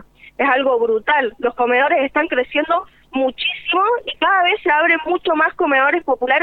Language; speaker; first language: Spanish; native; Spanish